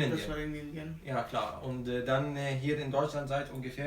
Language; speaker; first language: German; non-native, fluent; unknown